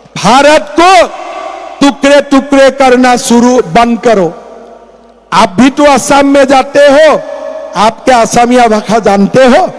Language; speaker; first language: Hindi; non-native, local second language; Assamese